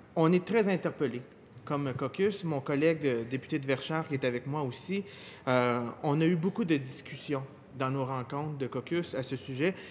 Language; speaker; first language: French; native; French